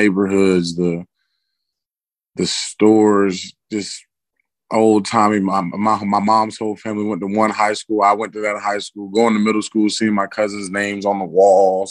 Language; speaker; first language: English; native; English